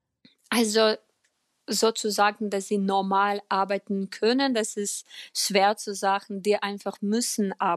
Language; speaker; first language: German; non-native, fluent; Ukrainian